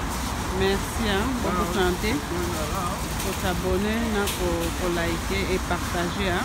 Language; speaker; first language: French; non-native, local second language; Lingala